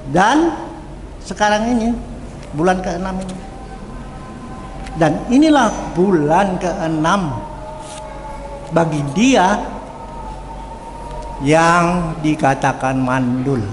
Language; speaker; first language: Indonesian; native; Indonesian